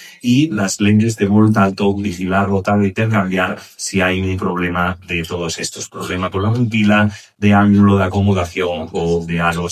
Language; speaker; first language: Spanish; native; Spanish